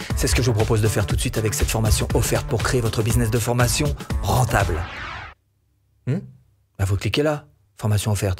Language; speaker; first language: French; native; French